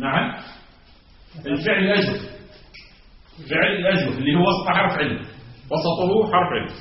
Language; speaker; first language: Arabic; native; Arabic